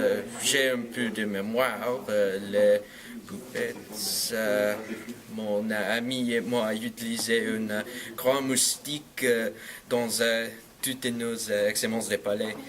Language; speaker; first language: French; non-native, learner; English